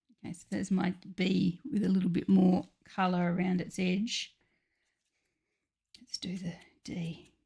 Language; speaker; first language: English; native; English